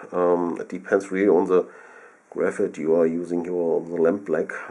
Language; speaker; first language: English; non-native, fluent; German